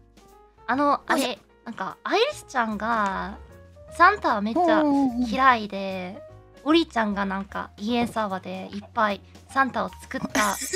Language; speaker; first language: Japanese; non-native, learner; English